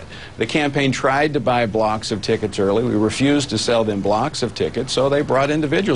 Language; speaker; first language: English; native; English